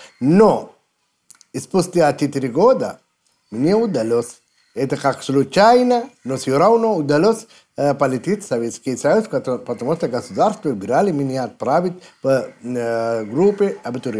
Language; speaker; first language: Russian; non-native, fluent; Sinhala